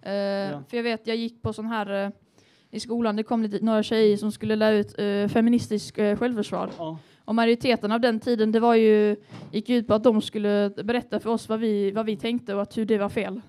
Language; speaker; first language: Swedish; native; Swedish